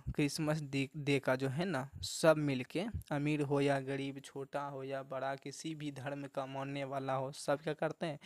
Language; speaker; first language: Hindi; native; Hindi